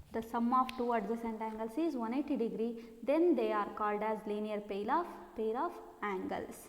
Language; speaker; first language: English; non-native, local second language; Kannada